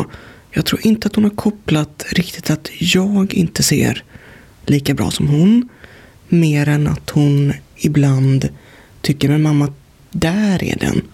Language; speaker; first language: Swedish; native; Swedish